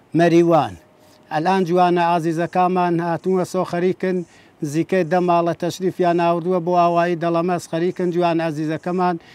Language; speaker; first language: Central Kurdish; non-native, local second language; Gurani